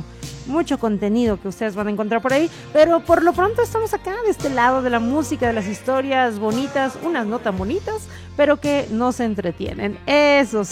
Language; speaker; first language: Spanish; native; Spanish